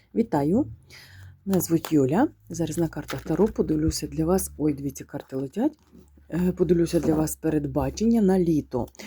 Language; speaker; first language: Ukrainian; non-native, local second language; Russian